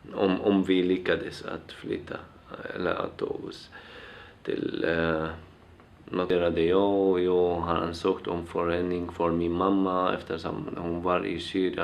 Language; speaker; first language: Swedish; non-native, fluent; Arabic